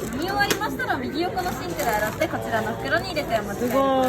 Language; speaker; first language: Japanese; native; Japanese